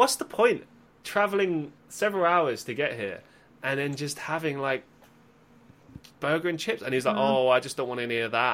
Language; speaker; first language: English; native; English